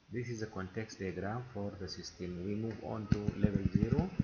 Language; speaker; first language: English; non-native, fluent; Arabic